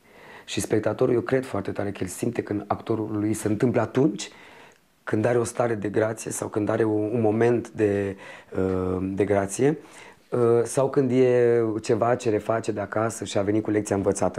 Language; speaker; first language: Romanian; native; Romanian